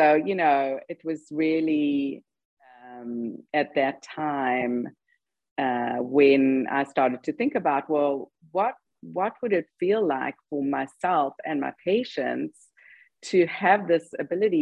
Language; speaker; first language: English; native; English